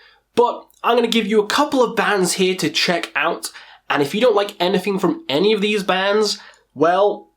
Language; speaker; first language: English; native; English